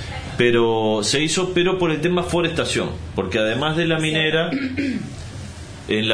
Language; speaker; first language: Spanish; native; Spanish